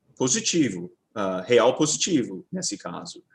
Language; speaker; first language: Portuguese; non-native, fluent; English